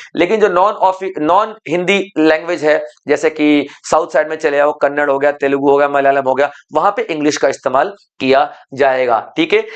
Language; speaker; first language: Hindi; native; Hindi